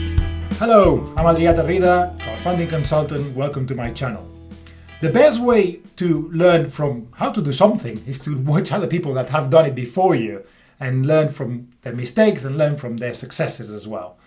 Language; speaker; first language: English; non-native, fluent; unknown